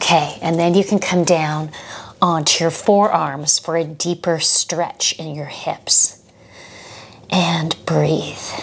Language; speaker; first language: English; native; English